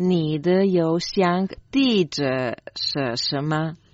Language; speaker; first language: Chinese; non-native, learner; Croatian